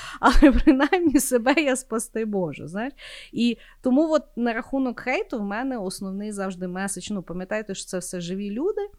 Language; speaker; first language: Ukrainian; native; Ukrainian